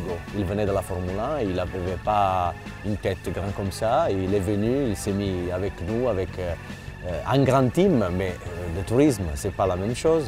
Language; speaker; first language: French; non-native, fluent; Italian